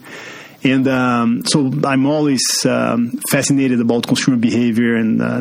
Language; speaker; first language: English; non-native, fluent; Portuguese